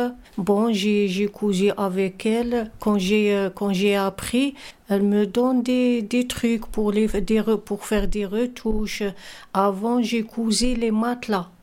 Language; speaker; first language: French; non-native, learner; Arabic